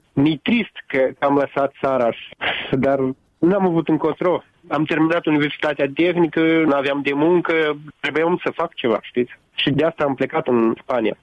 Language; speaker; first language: Romanian; native; Romanian